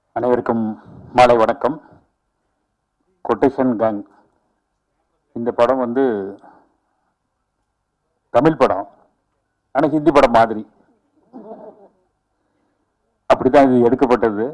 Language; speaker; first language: Tamil; non-native, fluent; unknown